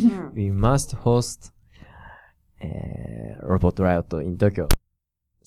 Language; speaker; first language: English; non-native, learner; Japanese